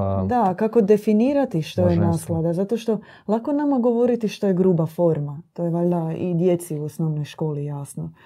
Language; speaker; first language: Croatian; native; Croatian